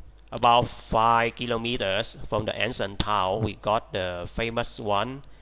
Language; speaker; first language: English; non-native, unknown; Vietnamese